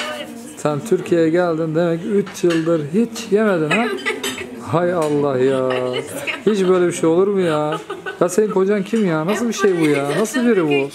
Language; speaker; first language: Turkish; native; Turkish